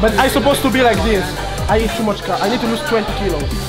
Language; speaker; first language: English; non-native, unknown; Italian